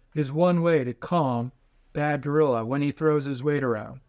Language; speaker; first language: English; native; English